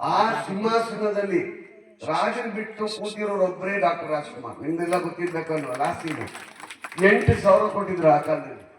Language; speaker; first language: Kannada; non-native, local second language; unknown